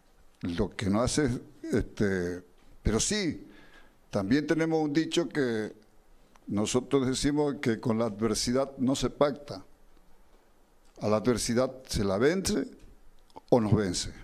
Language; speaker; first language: Spanish; native; Spanish